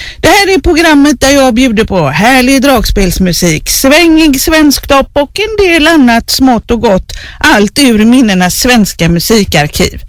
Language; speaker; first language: Swedish; native; Swedish